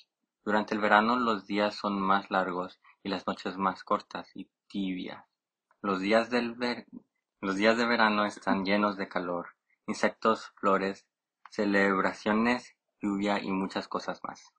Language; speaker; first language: Spanish; early bilingual, other home language; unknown